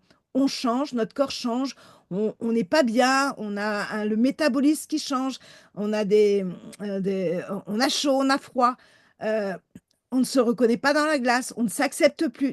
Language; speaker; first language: French; native; French